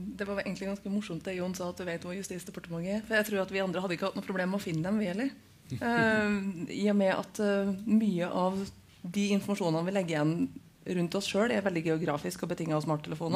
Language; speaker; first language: Norwegian; native; Norwegian